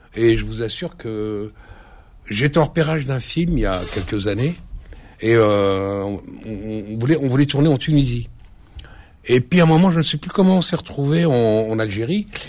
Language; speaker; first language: French; early bilingual, other home language; Arabic